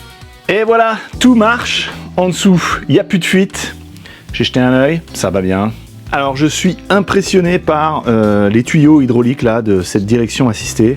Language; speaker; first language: French; native; French